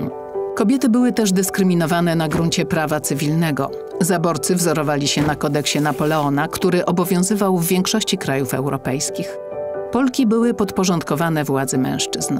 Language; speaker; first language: Polish; native; Polish